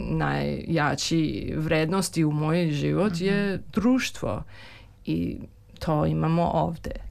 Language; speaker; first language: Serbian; early bilingual, heritage; Serbian